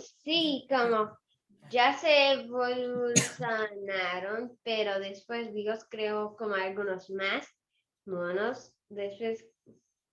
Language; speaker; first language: Spanish; early bilingual, other home language; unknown